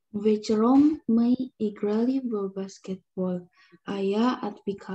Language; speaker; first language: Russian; non-native, learner; Indonesian